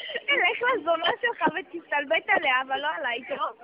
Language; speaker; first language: Hebrew; native; Hebrew